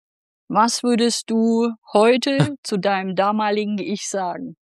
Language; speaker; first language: German; native; German